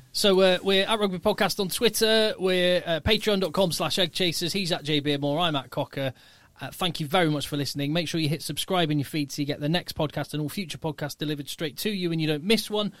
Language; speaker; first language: English; native; English